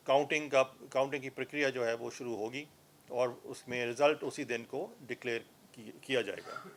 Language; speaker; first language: Hindi; non-native, local second language; Punjabi